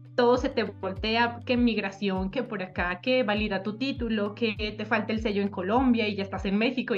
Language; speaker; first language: Spanish; native; Spanish